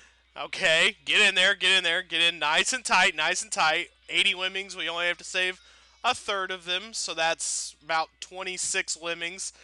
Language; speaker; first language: English; native; English